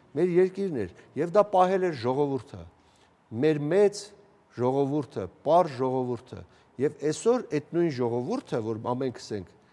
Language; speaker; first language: Armenian; native; Armenian